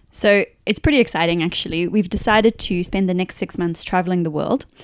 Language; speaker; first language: English; native; English